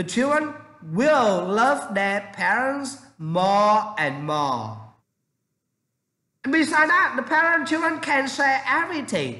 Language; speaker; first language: English; non-native, learner; Vietnamese